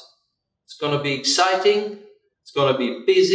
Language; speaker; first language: English; non-native, fluent; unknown